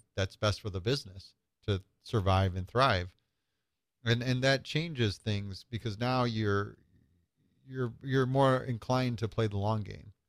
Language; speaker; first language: English; native; English